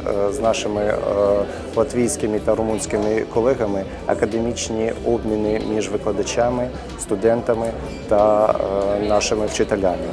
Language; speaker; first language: Ukrainian; native; Ukrainian